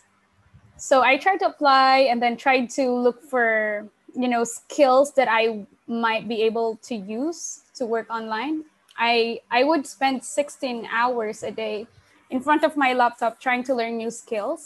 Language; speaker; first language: English; non-native, local second language; Pampanga